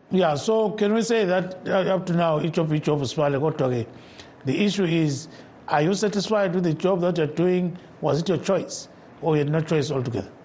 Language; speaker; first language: English; non-native, local second language; North Ndebele